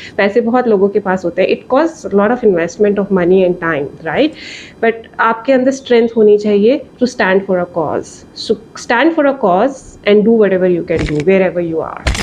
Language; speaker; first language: Hindi; native; Hindi